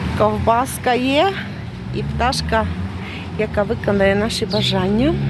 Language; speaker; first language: Ukrainian; non-native, local second language; Russian